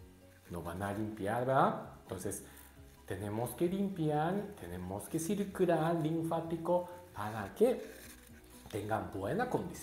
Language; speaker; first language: Spanish; non-native, learner; Japanese